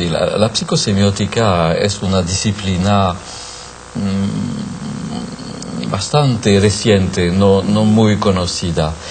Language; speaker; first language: Spanish; non-native, fluent; French